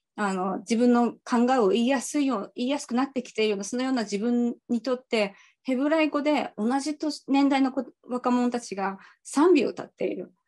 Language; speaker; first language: Japanese; native; Japanese